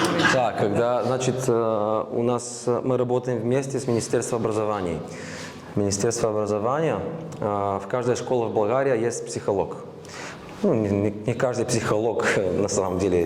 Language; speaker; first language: Russian; non-native, learner; Bulgarian